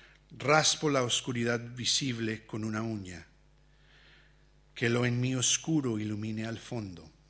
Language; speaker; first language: Spanish; early bilingual, heritage; Spanish